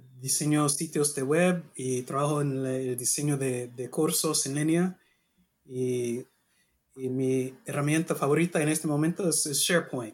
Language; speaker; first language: Spanish; non-native, learner; English